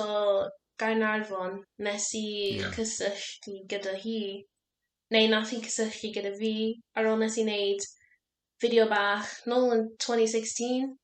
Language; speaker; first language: Welsh; non-native, learner; English